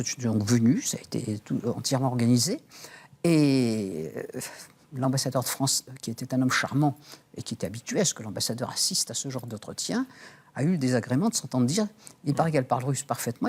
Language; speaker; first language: French; native; French